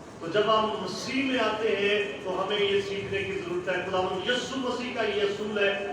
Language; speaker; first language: Urdu; non-native, local second language; Punjabi